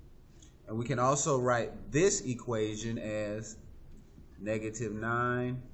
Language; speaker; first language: English; native; English